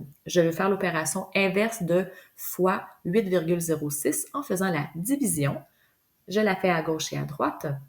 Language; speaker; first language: French; native; French